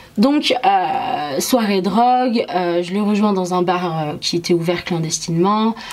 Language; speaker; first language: French; early bilingual, other home language; Arabic